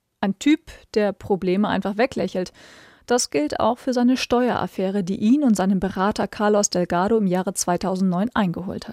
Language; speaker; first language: German; native; German